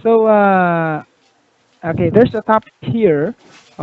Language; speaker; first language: English; non-native, local second language; Filipino